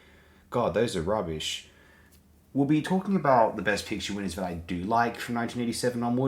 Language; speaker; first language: English; native; English